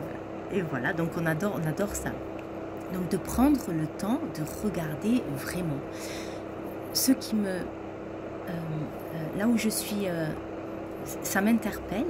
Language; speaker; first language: French; native; French